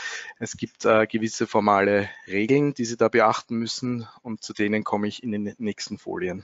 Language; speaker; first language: German; native; German